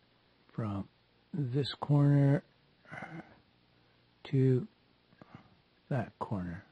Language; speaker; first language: English; native; English